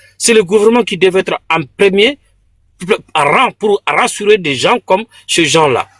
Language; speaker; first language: French; non-native, local second language; Bambara